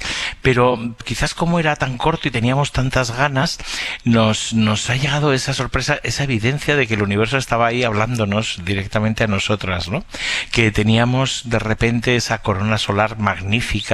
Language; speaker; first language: Spanish; native; Spanish